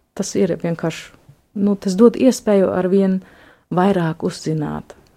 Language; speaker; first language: Latvian; non-native, fluent; German